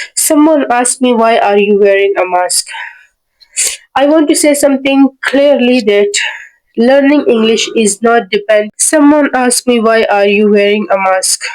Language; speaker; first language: English; non-native, learner; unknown